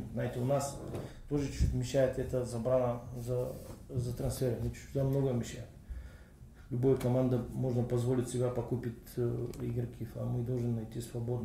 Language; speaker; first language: Russian; non-native, learner; Bulgarian